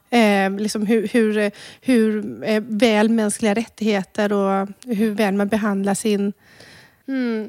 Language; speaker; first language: Swedish; native; Swedish